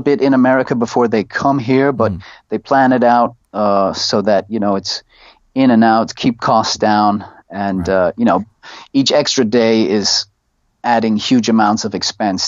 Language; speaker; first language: English; native; English